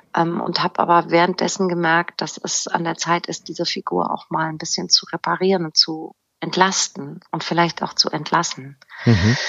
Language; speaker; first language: German; native; German